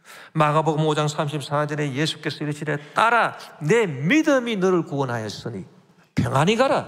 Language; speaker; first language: Korean; native; Korean